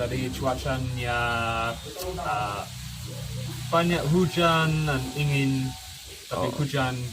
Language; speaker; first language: Indonesian; non-native, fluent; English